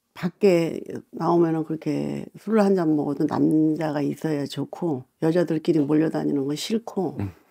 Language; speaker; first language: Korean; native; Korean